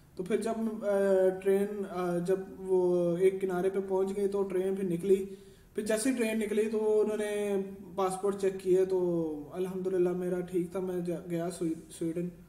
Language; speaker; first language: Urdu; non-native, local second language; Punjabi